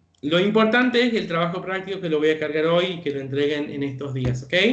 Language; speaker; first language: Spanish; native; Spanish